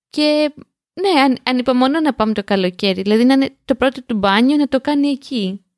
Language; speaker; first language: Greek; native; Greek